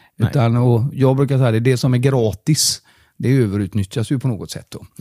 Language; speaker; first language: Swedish; non-native, fluent; German